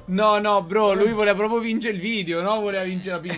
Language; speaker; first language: Italian; native; Italian